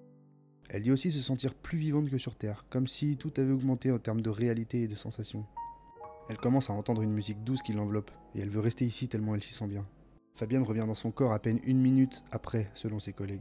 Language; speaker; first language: French; native; French